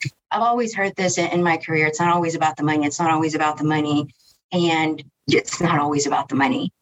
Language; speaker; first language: English; early bilingual, other home language; Spanish